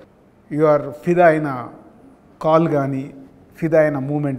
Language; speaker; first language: Telugu; native; Telugu